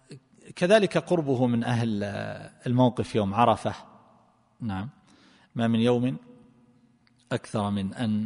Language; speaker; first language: Arabic; native; Arabic